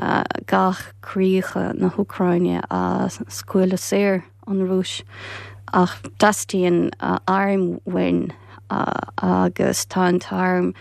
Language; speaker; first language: Irish; non-native, fluent; Ukrainian